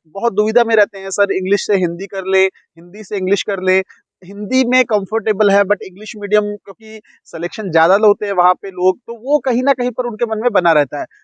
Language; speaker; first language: Hindi; non-native, local second language; Punjabi